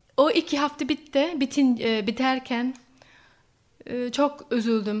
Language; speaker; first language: Turkish; non-native, learner; English